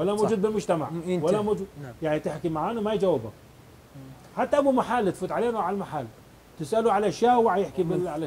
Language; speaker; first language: Arabic; native; Arabic